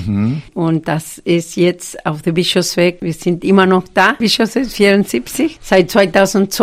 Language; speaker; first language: German; non-native, fluent; Spanish